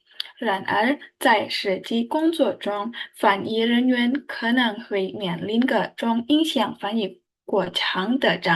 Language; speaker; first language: Chinese; non-native, learner; Indonesian